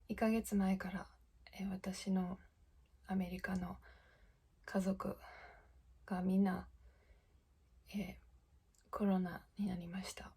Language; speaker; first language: Japanese; non-native, fluent; English